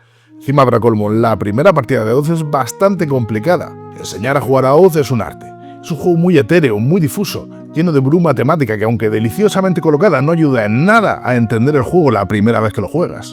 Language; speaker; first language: Spanish; native; Spanish